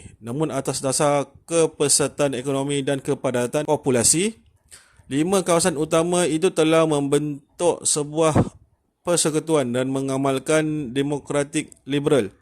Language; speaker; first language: Malay; native; Malay